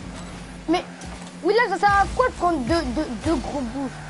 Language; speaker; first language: French; native; French